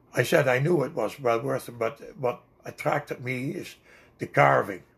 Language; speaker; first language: English; non-native, fluent; Dutch